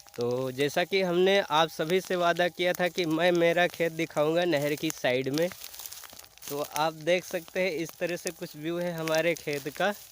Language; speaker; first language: Hindi; native; Hindi